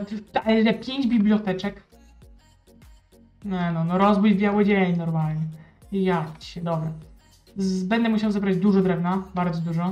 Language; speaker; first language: Polish; native; Polish